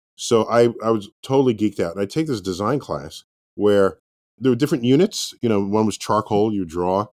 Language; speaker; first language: English; native; English